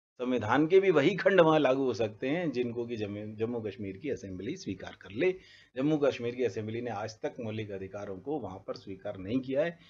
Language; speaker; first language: Hindi; native; Hindi